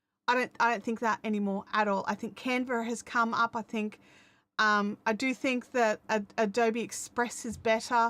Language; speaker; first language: English; native; English